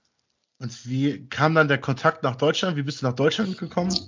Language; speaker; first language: German; native; German